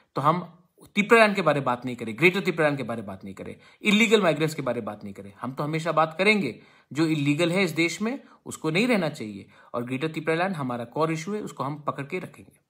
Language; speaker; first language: Hindi; non-native, local second language; Kok Borok